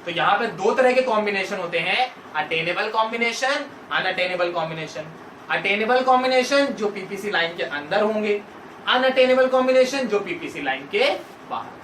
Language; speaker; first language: Hindi; native; Hindi